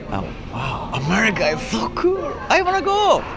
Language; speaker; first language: English; non-native, fluent; Japanese